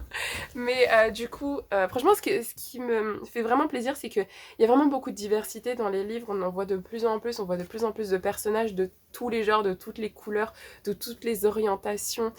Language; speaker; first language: French; native; French